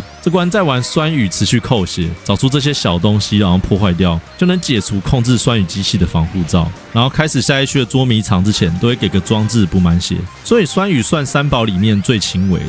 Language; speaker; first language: Chinese; native; Chinese